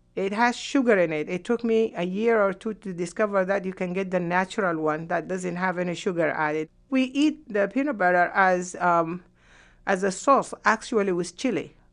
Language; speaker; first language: English; non-native, fluent; Arabic